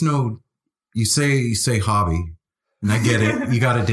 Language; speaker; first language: English; native; English